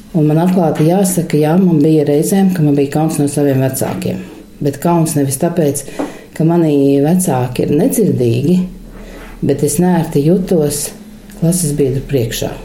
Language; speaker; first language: Latvian; non-native, local second language; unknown